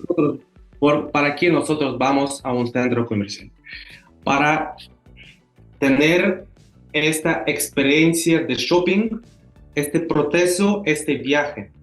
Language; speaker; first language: Spanish; non-native, fluent; Russian